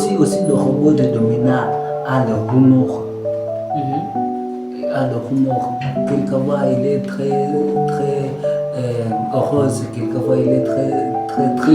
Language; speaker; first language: French; non-native, learner; Kalenjin